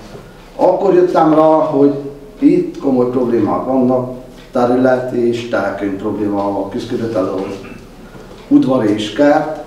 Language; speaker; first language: Hungarian; native; Hungarian